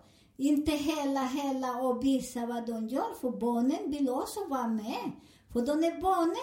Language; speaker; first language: Swedish; non-native, learner; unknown